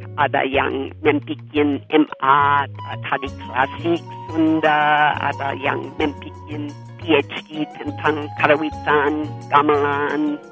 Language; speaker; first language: Indonesian; non-native, fluent; English